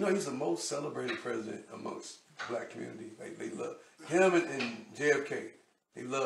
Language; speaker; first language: English; native; English